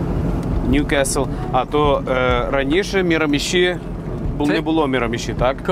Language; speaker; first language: Ukrainian; native; Ukrainian